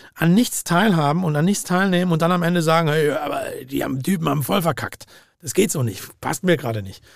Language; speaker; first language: German; native; German